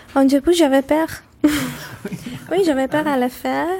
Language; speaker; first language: French; non-native, learner; Greek